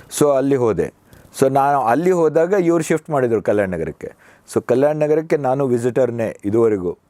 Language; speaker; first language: Kannada; native; Kannada